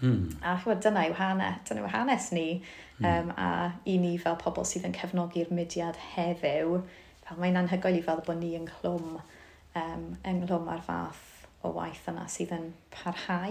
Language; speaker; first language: Welsh; native; Welsh